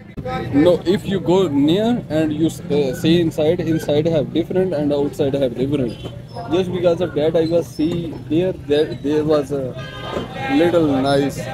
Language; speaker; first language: English; non-native, local second language; Punjabi